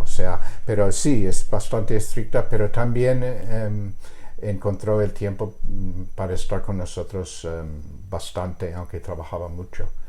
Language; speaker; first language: Spanish; non-native, fluent; English